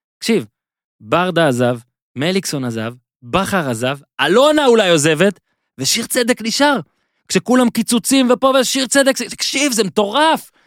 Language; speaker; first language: Hebrew; native; Hebrew